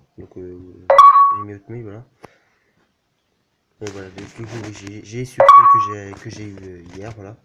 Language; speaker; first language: French; native; French